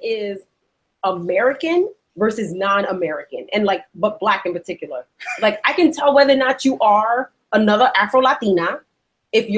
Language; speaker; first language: English; early bilingual, other home language; Spanish